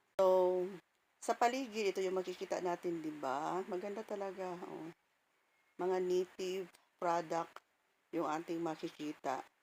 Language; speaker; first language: Filipino; non-native, local second language; Cebuano